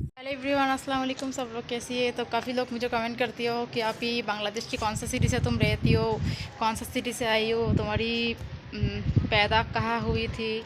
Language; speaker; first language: Urdu; non-native, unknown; Bangla